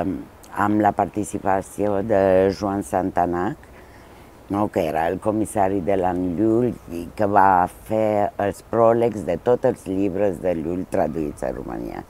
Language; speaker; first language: Catalan; non-native, fluent; Romanian